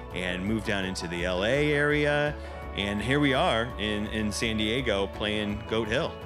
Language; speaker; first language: English; native; English